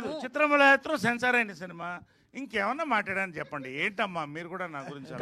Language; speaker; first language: Telugu; native; Telugu